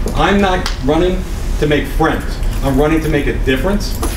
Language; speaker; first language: English; native; English